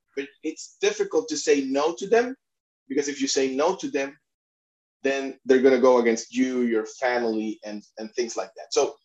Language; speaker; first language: English; non-native, fluent; Spanish